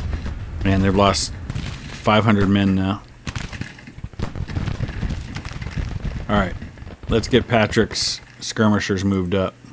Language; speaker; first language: English; native; English